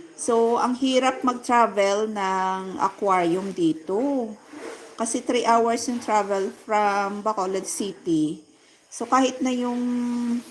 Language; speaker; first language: Filipino; non-native, local second language; Hiligaynon